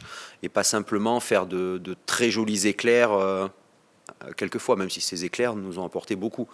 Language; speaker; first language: French; native; French